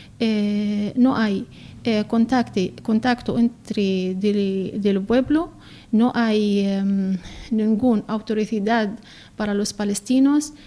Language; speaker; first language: Spanish; non-native, learner; Arabic